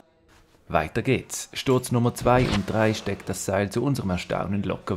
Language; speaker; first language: German; native; German